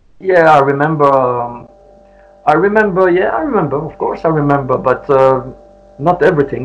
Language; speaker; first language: English; non-native, learner; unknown